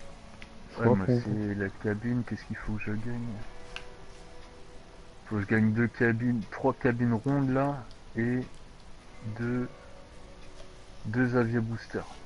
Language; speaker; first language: French; native; French